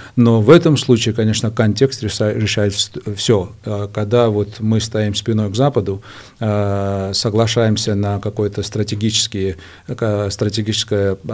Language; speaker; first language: Russian; non-native, local second language; Georgian